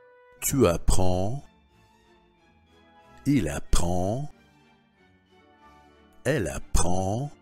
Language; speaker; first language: French; non-native, fluent; Russian